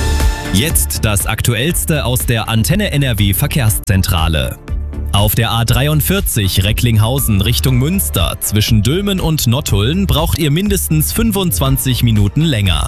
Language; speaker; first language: German; native; German